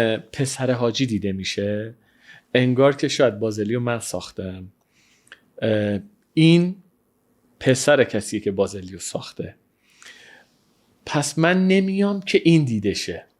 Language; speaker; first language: Persian; native; Persian